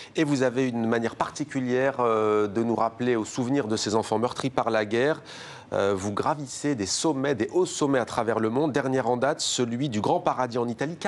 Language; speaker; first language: French; native; French